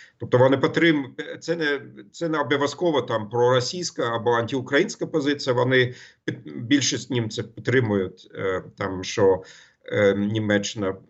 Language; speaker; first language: Ukrainian; non-native, fluent; German